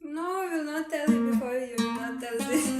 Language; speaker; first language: English; non-native, learner; Russian